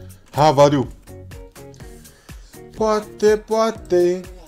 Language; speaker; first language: English; non-native, learner; Romanian